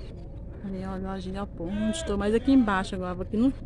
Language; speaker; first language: Portuguese; native; Portuguese